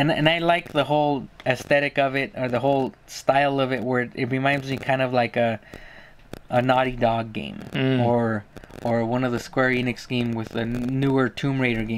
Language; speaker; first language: English; native; English